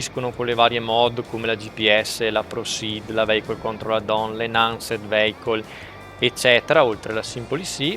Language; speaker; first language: Italian; native; Italian